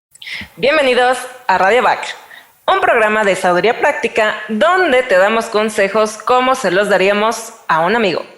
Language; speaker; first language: Spanish; native; Spanish